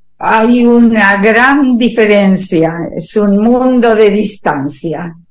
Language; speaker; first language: Spanish; native; Spanish